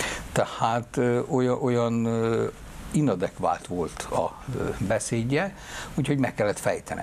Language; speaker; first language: Hungarian; native; Hungarian